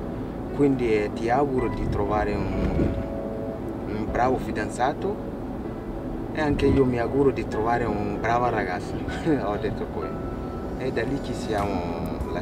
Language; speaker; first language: Italian; non-native, learner; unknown